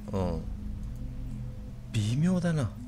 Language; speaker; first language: Japanese; native; Japanese